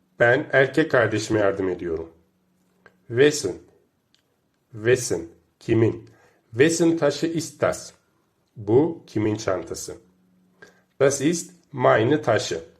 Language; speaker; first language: Turkish; native; Turkish